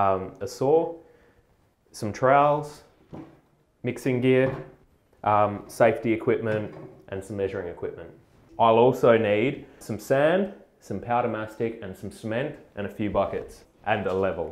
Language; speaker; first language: English; native; English